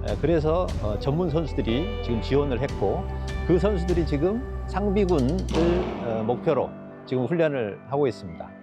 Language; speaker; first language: Korean; native; Korean